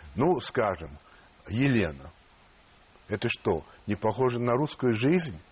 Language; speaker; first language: Russian; non-native, fluent; French